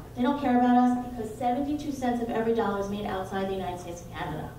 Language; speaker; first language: English; native; English